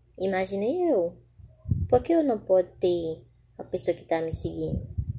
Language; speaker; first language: Portuguese; non-native, learner; Haitian Creole